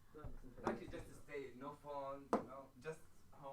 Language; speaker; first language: English; non-native, learner; Arabic